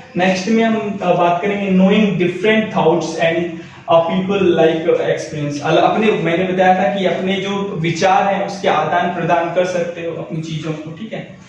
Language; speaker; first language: Hindi; native; Hindi